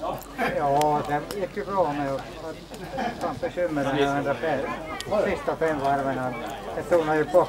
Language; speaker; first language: Swedish; native; Swedish